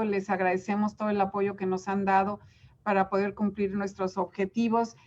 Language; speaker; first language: Spanish; native; Spanish